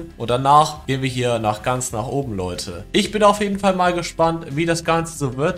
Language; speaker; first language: German; native; German